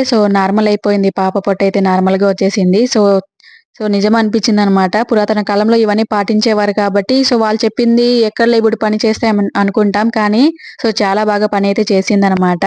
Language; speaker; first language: Telugu; non-native, local second language; Lambadi